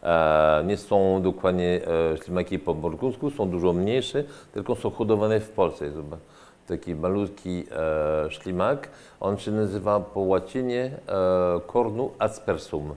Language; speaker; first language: Polish; non-native, fluent; French